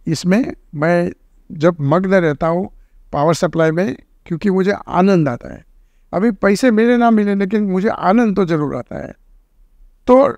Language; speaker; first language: Hindi; non-native, local second language; Gujarati